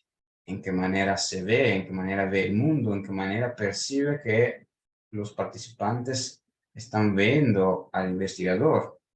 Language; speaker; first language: Spanish; non-native, fluent; Italian